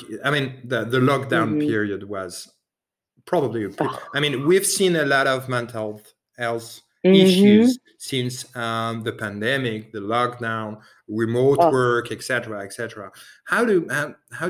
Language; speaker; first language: English; non-native, fluent; French